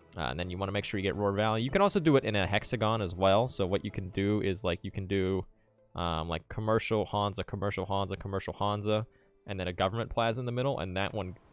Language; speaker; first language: English; native; English